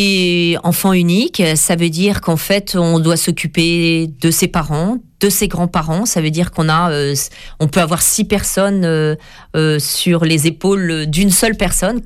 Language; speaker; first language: French; native; French